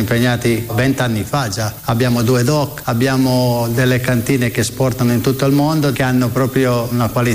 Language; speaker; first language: Italian; native; Italian